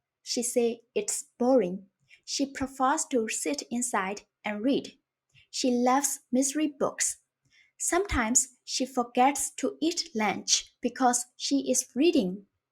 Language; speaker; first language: English; non-native, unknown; Burmese